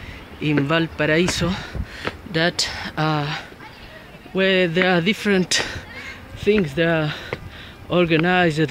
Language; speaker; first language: English; non-native, learner; Spanish